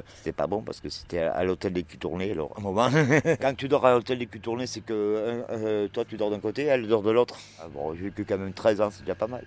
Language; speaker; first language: French; native; French